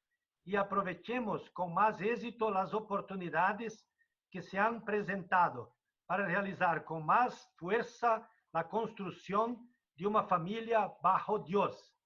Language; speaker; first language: Spanish; non-native, fluent; Portuguese